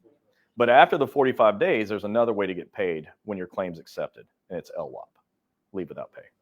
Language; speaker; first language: English; native; English